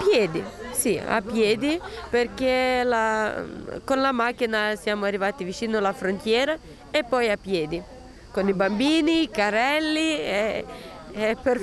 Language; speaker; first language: Italian; non-native, learner; Ukrainian